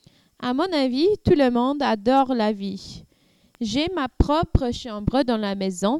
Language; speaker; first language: French; non-native, learner; English